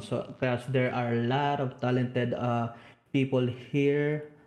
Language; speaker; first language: English; non-native, local second language; Hiligaynon